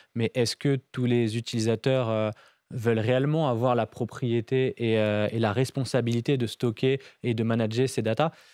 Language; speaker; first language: French; native; French